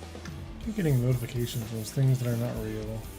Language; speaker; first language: English; native; English